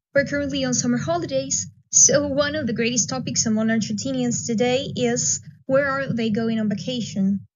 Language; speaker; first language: English; non-native, fluent; Spanish